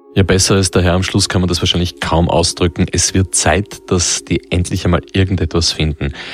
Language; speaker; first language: German; native; German